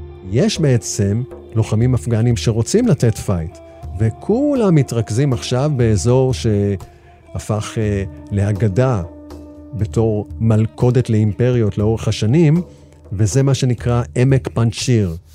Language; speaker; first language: Hebrew; native; Hebrew